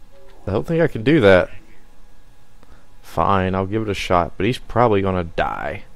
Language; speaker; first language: English; native; English